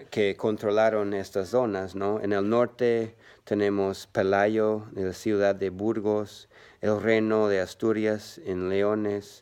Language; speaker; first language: Spanish; non-native, learner; English